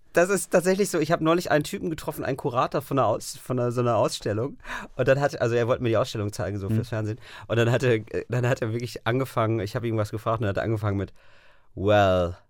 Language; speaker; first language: German; native; German